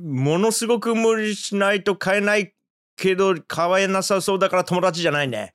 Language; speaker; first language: Japanese; native; Japanese